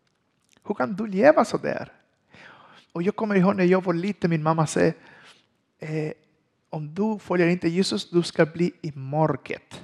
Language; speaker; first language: Swedish; non-native, learner; Spanish